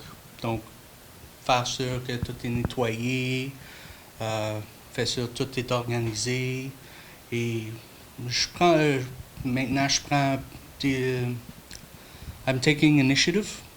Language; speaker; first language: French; non-native, local second language; English